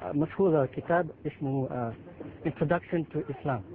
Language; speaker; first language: Arabic; non-native, learner; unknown